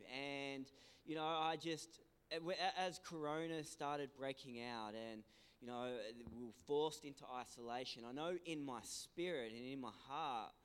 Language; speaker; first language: English; native; English